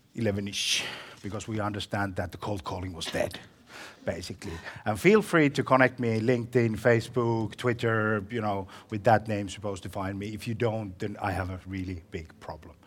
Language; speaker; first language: English; non-native, fluent; Finnish